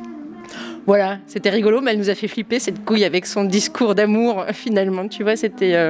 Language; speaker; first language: French; native; French